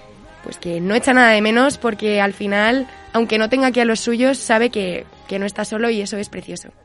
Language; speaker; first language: Spanish; native; Spanish